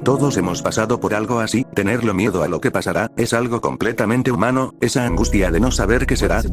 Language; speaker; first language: Spanish; native; Spanish